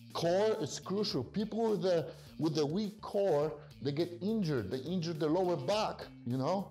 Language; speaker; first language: English; non-native, fluent; Polish